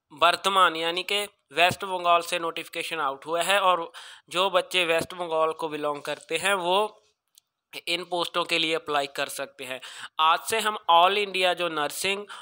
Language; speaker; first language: Hindi; non-native, local second language; Punjabi